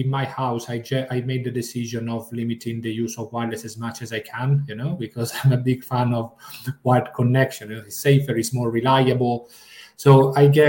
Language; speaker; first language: English; non-native, fluent; Italian